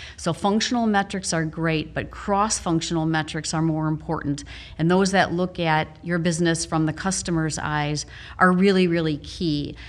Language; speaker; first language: English; native; English